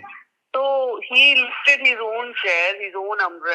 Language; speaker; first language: Telugu; non-native, learner; Gujarati